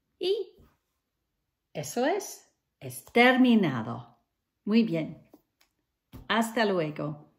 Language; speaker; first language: Spanish; non-native, fluent; English